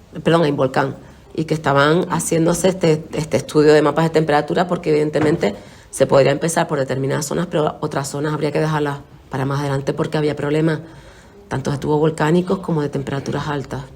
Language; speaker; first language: Spanish; native; Spanish